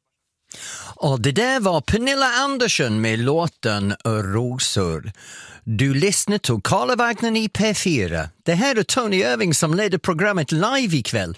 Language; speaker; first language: Swedish; non-native, fluent; English